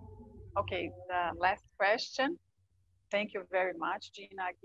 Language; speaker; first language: English; non-native, fluent; Portuguese